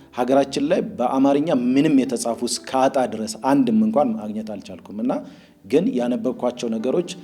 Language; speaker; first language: Amharic; native; Amharic